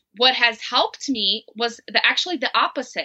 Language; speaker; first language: English; non-native, fluent; Portuguese